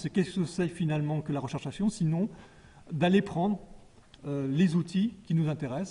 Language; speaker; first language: French; native; French